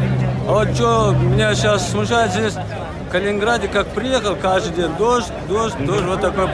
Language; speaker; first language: Russian; non-native, fluent; Uzbek